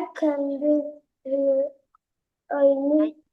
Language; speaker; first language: English; non-native, learner; Vietnamese